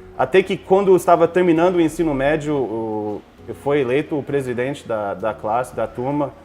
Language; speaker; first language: Portuguese; non-native, fluent; English